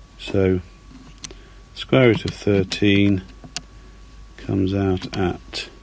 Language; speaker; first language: English; native; English